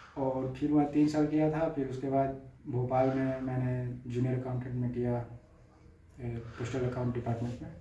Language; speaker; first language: Hindi; native; Hindi